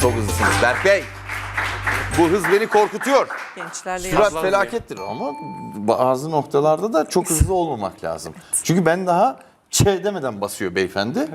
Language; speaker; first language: Turkish; native; Turkish